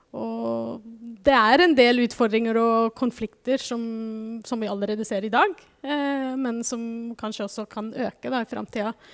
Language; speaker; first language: Norwegian; non-native, fluent; German